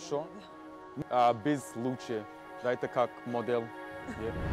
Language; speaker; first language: Russian; non-native, learner; English